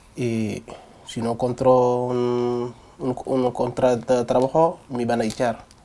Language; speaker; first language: Spanish; non-native, learner; Wolof